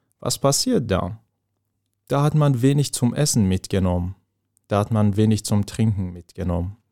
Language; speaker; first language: German; non-native, fluent; Persian